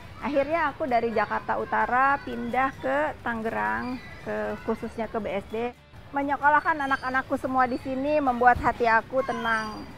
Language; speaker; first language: Indonesian; native; Indonesian